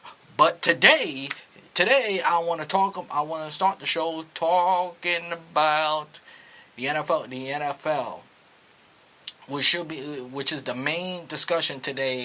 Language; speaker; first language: English; native; English